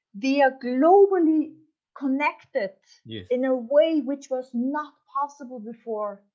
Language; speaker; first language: English; non-native, fluent; German